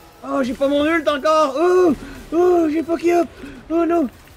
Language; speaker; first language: French; native; French